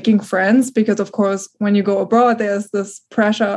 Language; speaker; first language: English; non-native, fluent; German